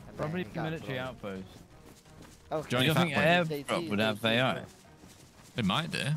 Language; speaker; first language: English; non-native, fluent; Italian